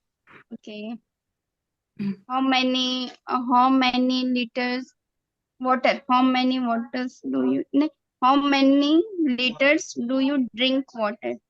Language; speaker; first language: English; non-native, learner; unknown